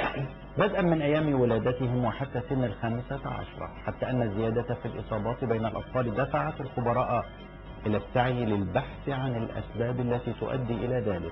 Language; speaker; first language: Arabic; native; Arabic